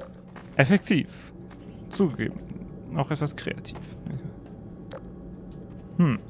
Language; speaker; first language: German; native; German